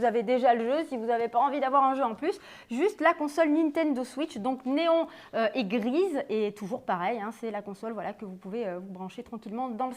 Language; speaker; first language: French; native; French